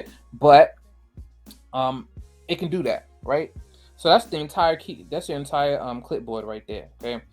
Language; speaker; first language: English; native; English